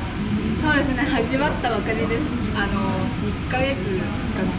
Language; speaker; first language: Japanese; non-native, fluent; Vietnamese